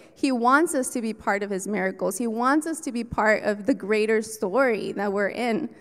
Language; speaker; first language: English; early bilingual, other home language; Spanish